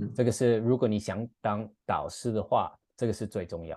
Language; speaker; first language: Chinese; non-native, fluent; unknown